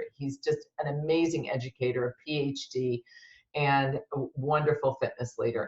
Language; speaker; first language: English; native; English